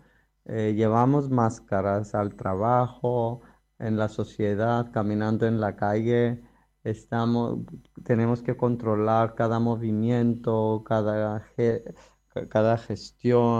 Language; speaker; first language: Spanish; non-native, fluent; Greek